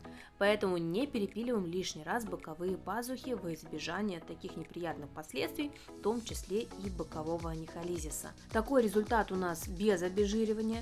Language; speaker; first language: Russian; native; Russian